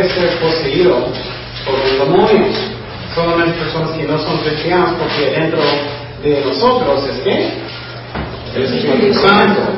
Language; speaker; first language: Spanish; non-native, fluent; English